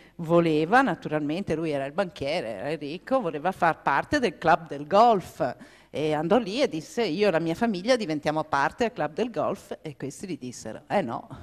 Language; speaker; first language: Italian; non-native, fluent; English